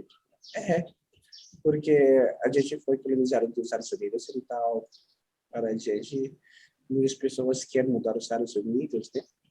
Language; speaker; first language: Portuguese; non-native, learner; Filipino